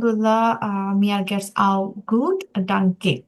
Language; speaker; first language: German; non-native, learner; Bangla